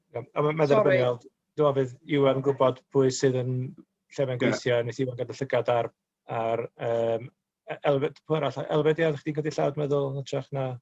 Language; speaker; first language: Welsh; native; Welsh